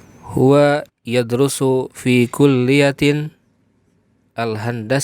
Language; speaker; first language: Arabic; non-native, learner; Indonesian